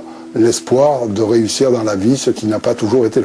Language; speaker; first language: French; native; French